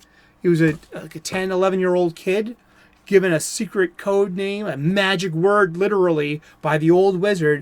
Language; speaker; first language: English; native; English